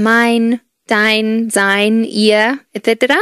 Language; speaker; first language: German; non-native, fluent; Spanish